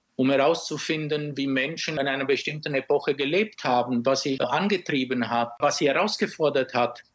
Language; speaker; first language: German; early bilingual, other home language; Romanian